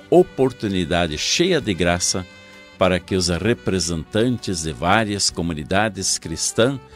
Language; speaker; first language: Portuguese; native; Portuguese